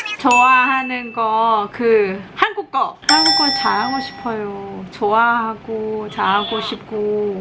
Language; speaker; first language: Korean; non-native, learner; Thai